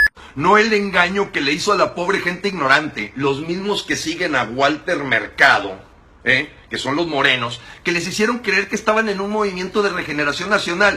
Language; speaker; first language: Spanish; native; Spanish